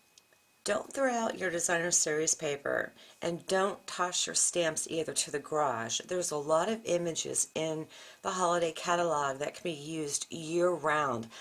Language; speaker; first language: English; native; English